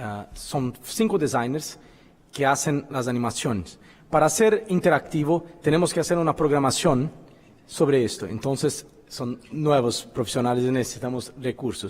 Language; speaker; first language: Spanish; non-native, fluent; Portuguese